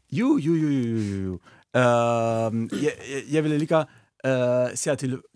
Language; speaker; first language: Icelandic; non-native, learner; Italian